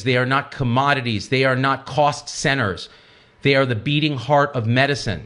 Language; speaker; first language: English; native; English